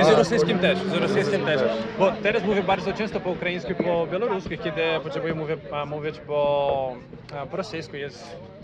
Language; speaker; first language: Polish; non-native, fluent; Portuguese